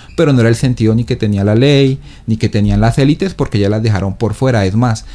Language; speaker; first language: Spanish; native; Spanish